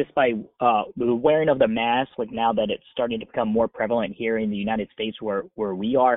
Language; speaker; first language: English; native; English